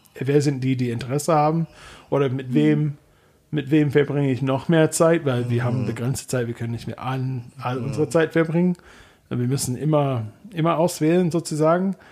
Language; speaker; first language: German; non-native, fluent; English